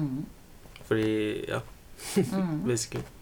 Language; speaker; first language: Norwegian; early bilingual, other home language; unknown